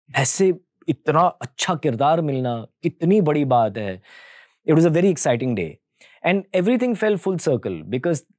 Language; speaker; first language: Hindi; early bilingual, heritage; Hindi